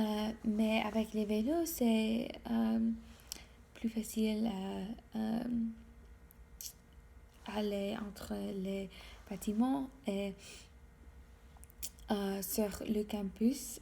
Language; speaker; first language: French; non-native, learner; English